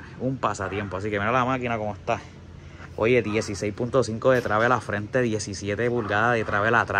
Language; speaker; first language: Spanish; native; Spanish